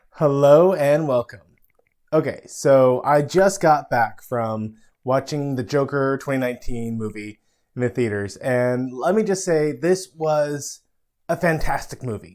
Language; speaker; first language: English; native; English